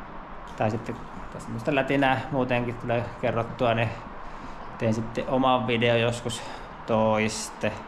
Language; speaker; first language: Finnish; native; Finnish